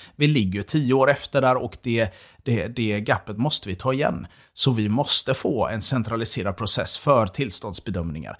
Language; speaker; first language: Swedish; native; Swedish